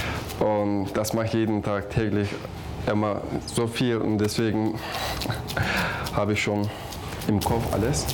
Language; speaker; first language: German; non-native, learner; Turkish